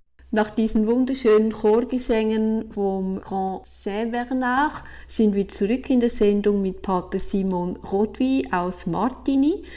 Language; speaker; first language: German; native; German